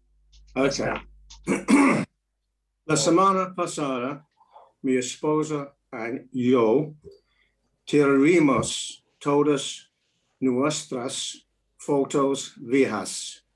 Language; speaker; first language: Spanish; non-native, learner; English